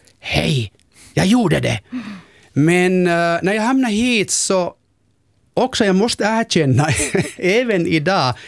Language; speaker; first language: Swedish; non-native, local second language; Finnish